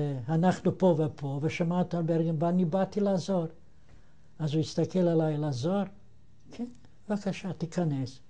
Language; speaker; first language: Hebrew; non-native, fluent; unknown